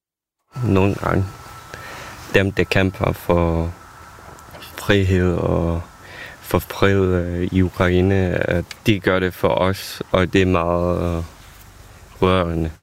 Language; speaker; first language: Danish; non-native, fluent; Ukrainian